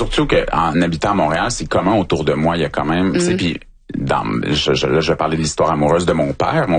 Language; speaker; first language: French; native; French